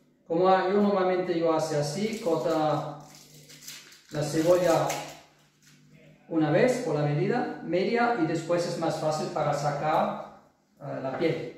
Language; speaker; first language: Spanish; non-native, fluent; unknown